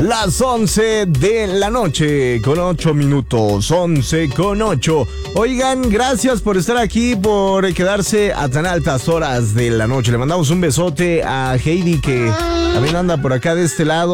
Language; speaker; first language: Spanish; native; Spanish